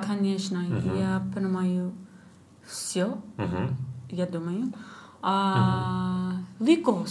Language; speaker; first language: Russian; non-native, learner; English